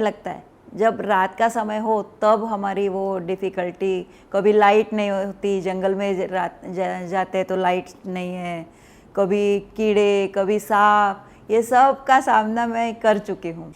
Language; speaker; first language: Hindi; non-native, local second language; Marathi